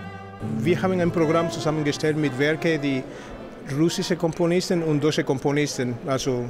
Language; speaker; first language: German; non-native, fluent; Spanish